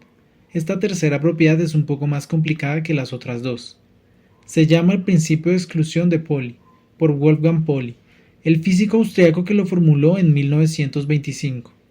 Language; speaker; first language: Spanish; native; Spanish